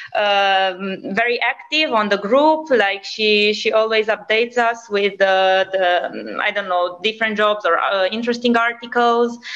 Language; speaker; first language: English; non-native, fluent; Romanian